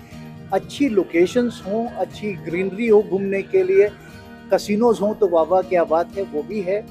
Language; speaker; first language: Hindi; native; Hindi